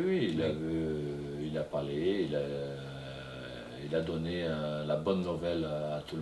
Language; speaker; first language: French; non-native, fluent; Portuguese